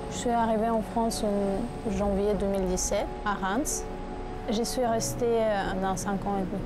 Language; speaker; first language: French; non-native, fluent; Russian